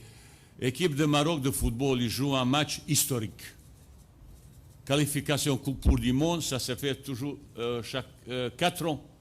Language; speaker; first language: French; non-native, fluent; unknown